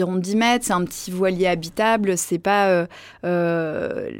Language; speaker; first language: French; native; French